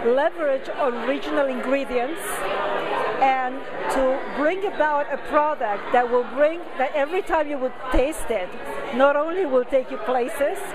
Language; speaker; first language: English; non-native, fluent; Spanish